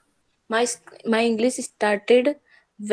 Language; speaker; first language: English; non-native, learner; Hindi